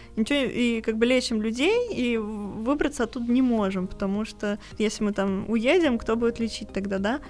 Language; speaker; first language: Russian; native; Russian